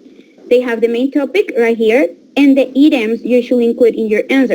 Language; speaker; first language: English; non-native, fluent; Spanish